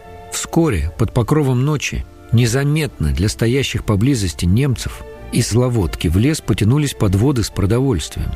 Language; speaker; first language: Russian; native; Russian